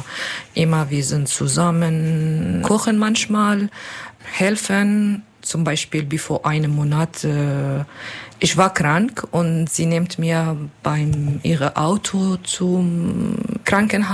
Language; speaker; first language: German; non-native, learner; Arabic